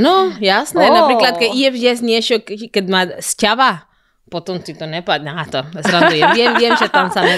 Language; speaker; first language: Slovak; non-native, learner; Spanish